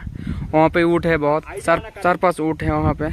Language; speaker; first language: Hindi; non-native, local second language; Bangla